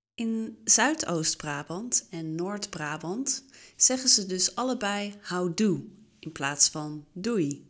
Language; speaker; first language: Dutch; native; Dutch